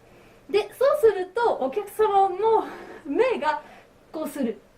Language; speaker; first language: Japanese; non-native, learner; French